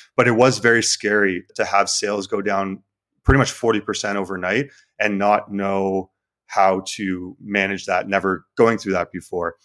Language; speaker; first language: English; native; English